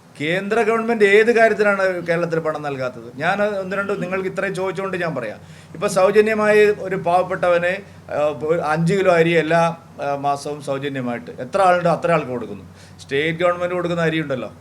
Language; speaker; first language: Malayalam; native; Malayalam